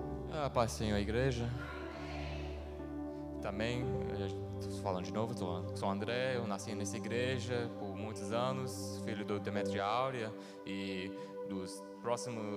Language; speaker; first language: Portuguese; early bilingual, heritage; Portuguese